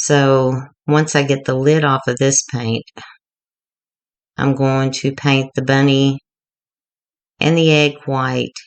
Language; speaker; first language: English; native; English